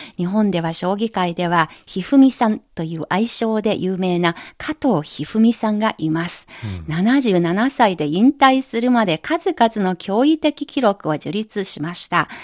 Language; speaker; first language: Japanese; non-native, fluent; Chinese